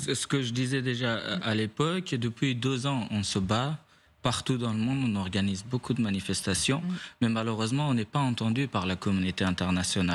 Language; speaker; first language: French; non-native, fluent; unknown